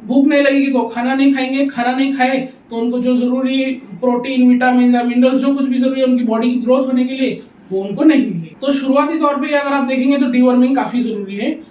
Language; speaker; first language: Hindi; non-native, local second language; Urdu